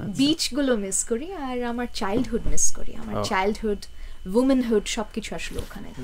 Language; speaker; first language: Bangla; early bilingual, heritage; Bangla